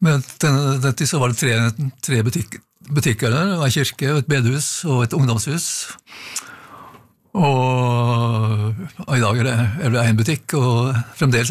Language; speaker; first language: Norwegian; native; Norwegian